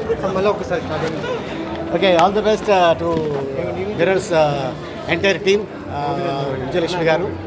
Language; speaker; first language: Telugu; native; Telugu